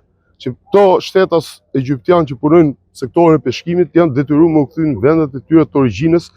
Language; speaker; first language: Albanian; native; Albanian